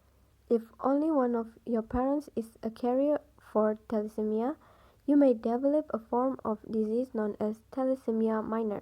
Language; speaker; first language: English; non-native, local second language; Malay